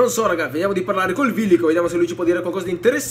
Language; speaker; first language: Italian; native; Italian